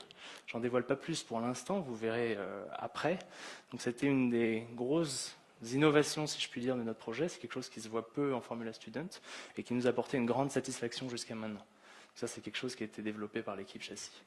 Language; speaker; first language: French; native; French